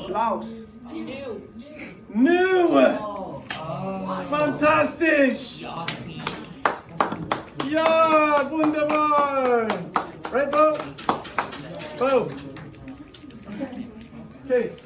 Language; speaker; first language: German; non-native, fluent; English